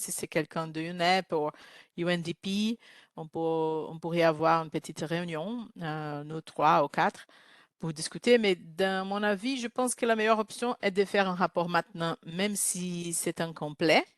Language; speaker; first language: French; non-native, learner; Portuguese